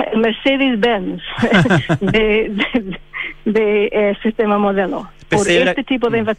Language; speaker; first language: Spanish; non-native, fluent; English